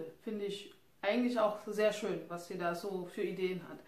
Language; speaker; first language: German; non-native, fluent; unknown